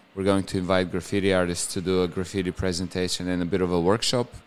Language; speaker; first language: English; non-native, fluent; Bulgarian